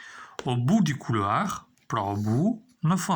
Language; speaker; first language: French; non-native, fluent; Albanian